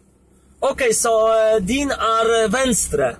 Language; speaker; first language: Swedish; non-native, learner; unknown